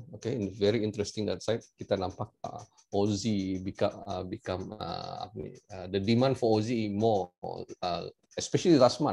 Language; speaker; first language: English; non-native, local second language; Malay